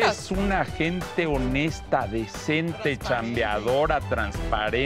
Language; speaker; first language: Spanish; native; Spanish